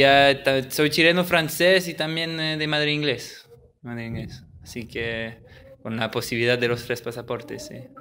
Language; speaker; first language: Spanish; early bilingual, heritage; French